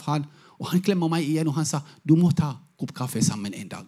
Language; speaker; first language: Norwegian; non-native, fluent; Arabic